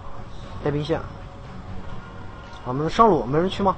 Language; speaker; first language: Chinese; native; Chinese